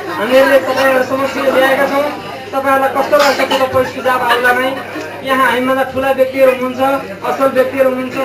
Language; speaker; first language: Nepali; native; Nepali